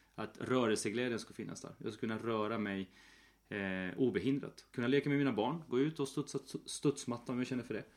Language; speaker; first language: Swedish; early bilingual, other home language; Spanish